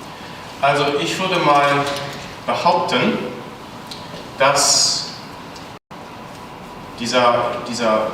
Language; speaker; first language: German; native; German